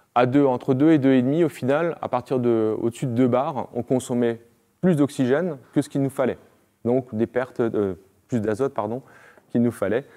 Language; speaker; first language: French; native; French